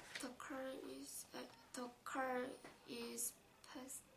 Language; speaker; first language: English; non-native, learner; Korean